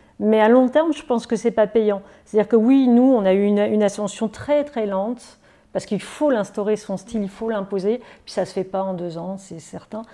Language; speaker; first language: French; native; French